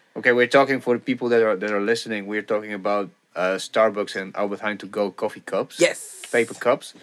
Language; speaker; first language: English; non-native, fluent; Bulgarian